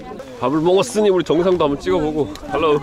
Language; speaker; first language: Korean; native; Korean